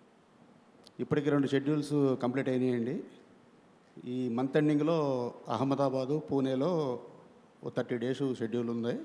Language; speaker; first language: Telugu; native; Telugu